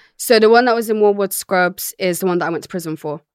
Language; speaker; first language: English; native; English